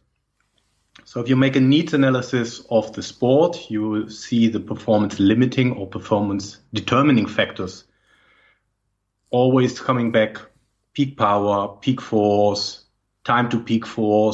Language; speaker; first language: English; non-native, fluent; German